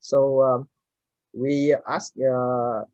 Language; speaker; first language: English; non-native, learner; Vietnamese